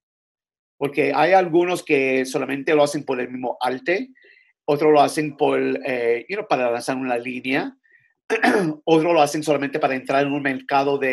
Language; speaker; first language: Spanish; early bilingual, other home language; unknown